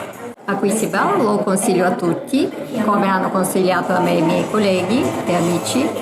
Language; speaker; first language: Italian; non-native, fluent; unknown